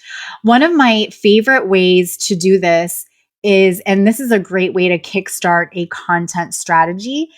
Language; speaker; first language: English; native; English